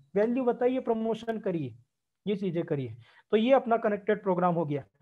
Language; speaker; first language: Hindi; native; Hindi